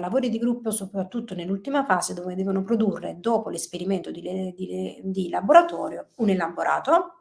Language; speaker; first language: Italian; native; Italian